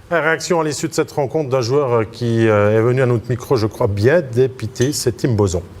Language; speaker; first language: French; native; French